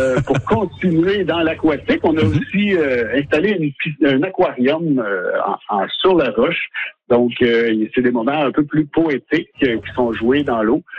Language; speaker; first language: French; native; French